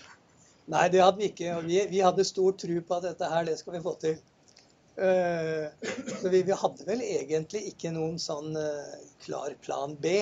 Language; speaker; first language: Norwegian; native; Norwegian